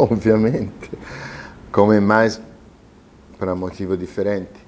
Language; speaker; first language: Portuguese; non-native, fluent; Italian